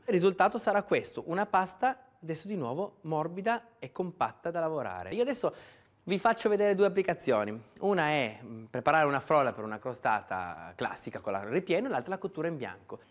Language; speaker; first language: Italian; native; Italian